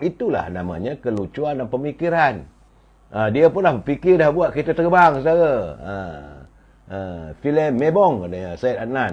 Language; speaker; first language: Malay; native; Malay